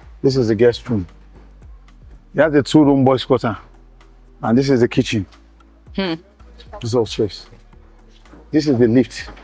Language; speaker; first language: English; non-native, local second language; Igbo